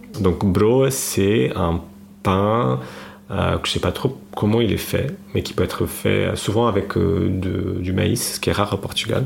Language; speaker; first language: French; non-native, fluent; Portuguese